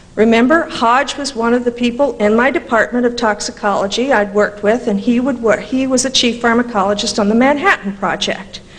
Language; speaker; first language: English; native; English